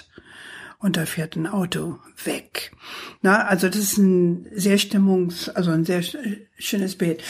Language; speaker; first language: German; non-native, fluent; English